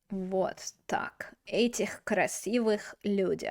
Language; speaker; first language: Russian; non-native, fluent; English